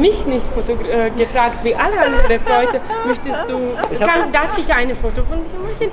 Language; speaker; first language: German; non-native, fluent; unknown